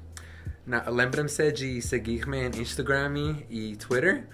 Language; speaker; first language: Portuguese; non-native, learner; Spanish